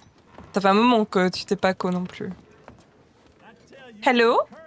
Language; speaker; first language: French; native; French